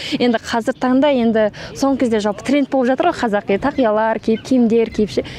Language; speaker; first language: Kazakh; early bilingual, heritage; Kazakh